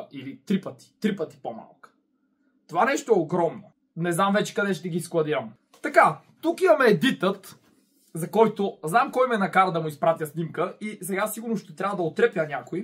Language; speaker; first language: Bulgarian; native; Bulgarian